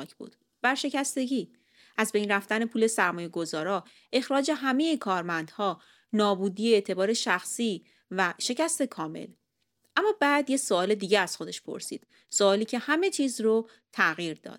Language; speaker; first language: Persian; native; Persian